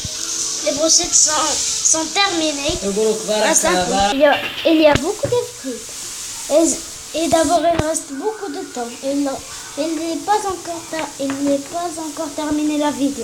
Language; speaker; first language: French; non-native, learner; Arabic